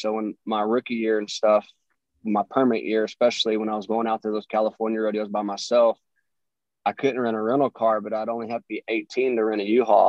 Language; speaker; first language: English; native; English